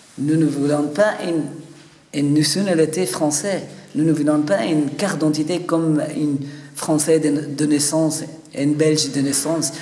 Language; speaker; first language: French; non-native, learner; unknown